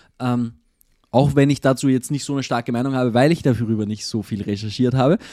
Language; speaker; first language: German; native; German